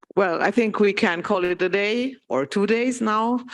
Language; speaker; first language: English; non-native, fluent; Italian